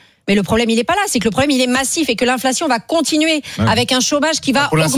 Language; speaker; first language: French; native; French